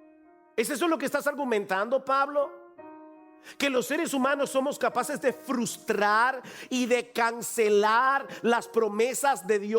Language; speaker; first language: Spanish; native; Spanish